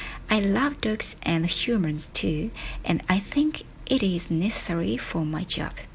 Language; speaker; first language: English; non-native, learner; Japanese